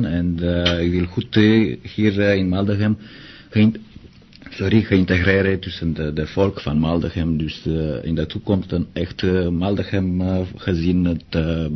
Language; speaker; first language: Dutch; non-native, learner; Romanian